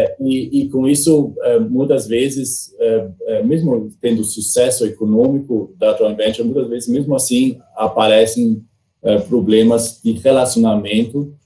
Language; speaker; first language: Portuguese; non-native, fluent; German